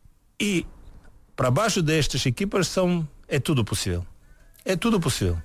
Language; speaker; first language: Portuguese; non-native, learner; Bulgarian